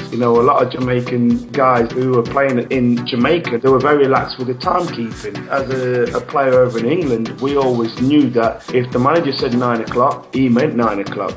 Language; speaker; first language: English; native; English